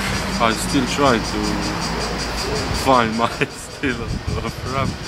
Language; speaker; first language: English; non-native, learner; Croatian